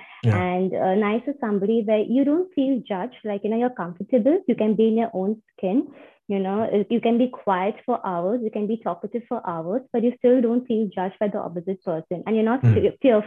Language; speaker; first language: English; non-native, local second language; Hindi